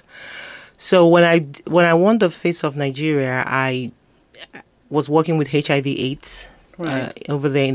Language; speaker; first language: English; non-native, local second language; Igbo